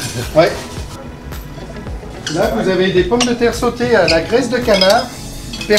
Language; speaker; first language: French; native; French